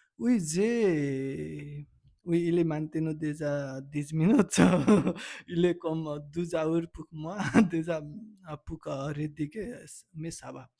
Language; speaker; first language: French; non-native, learner; Nepali